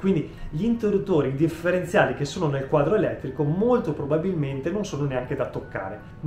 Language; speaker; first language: Italian; native; Italian